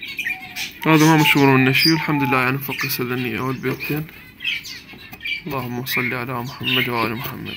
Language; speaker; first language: Arabic; native; Arabic